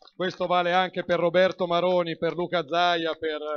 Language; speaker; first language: Italian; native; Italian